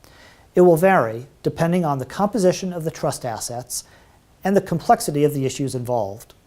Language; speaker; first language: English; native; English